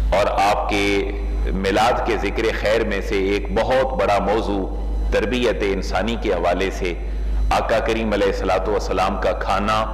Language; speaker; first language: Urdu; native; Urdu